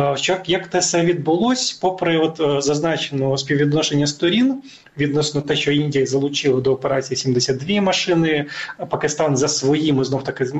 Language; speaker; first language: Ukrainian; native; Ukrainian